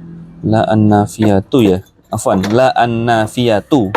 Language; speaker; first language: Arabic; non-native, fluent; Indonesian